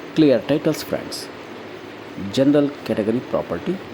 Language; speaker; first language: English; non-native, local second language; Kannada